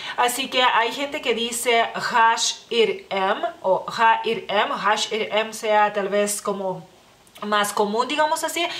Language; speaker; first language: Spanish; non-native, fluent; Lithuanian